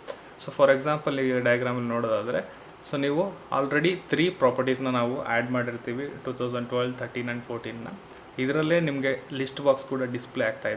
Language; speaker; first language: Kannada; native; Kannada